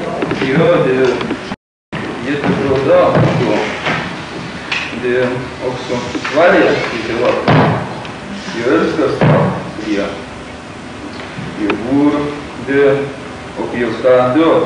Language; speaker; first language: Swedish; non-native, learner; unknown